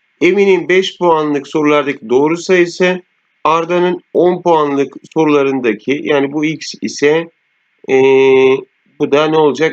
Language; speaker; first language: Turkish; native; Turkish